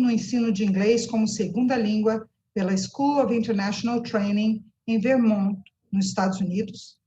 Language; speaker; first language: Portuguese; native; Portuguese